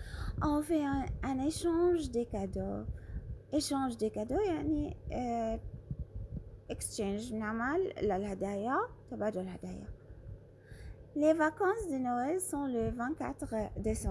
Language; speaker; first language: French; non-native, fluent; Arabic